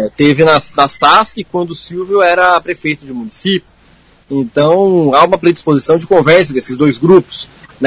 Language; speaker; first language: Portuguese; native; Portuguese